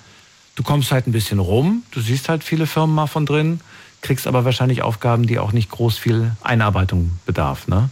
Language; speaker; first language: German; native; German